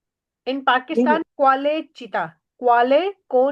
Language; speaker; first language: Italian; non-native, learner; Urdu